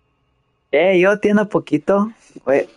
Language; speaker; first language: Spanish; non-native, learner; English